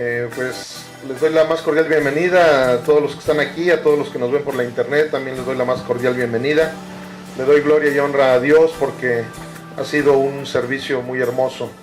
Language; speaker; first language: Spanish; native; Spanish